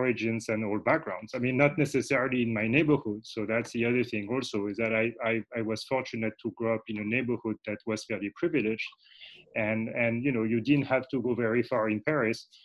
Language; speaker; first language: English; non-native, fluent; French